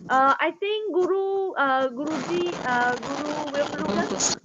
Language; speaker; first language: English; non-native, learner; Chinese